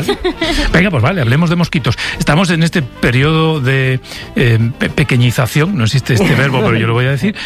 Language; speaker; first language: Spanish; native; Spanish